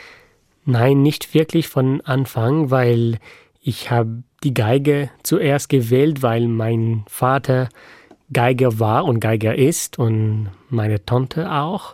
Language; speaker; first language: German; non-native, fluent; French